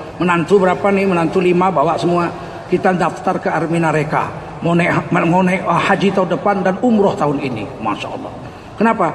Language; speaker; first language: Indonesian; native; Indonesian